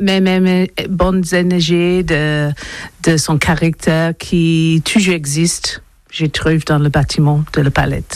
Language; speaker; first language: French; non-native, learner; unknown